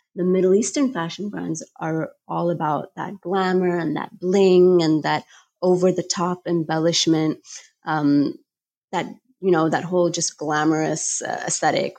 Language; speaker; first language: English; native; English